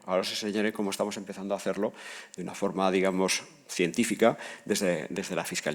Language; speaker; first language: Spanish; native; Spanish